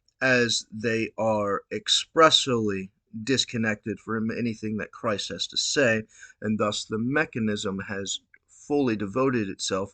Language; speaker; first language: English; native; English